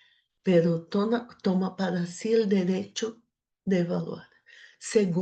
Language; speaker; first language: Spanish; non-native, fluent; Portuguese